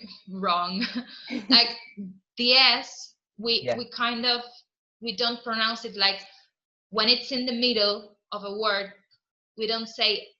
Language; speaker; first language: English; non-native, fluent; Spanish